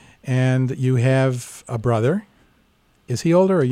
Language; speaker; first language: English; native; English